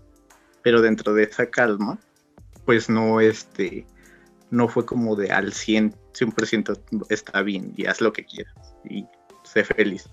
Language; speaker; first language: Spanish; native; Spanish